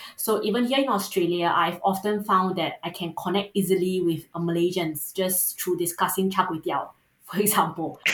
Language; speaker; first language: English; native; English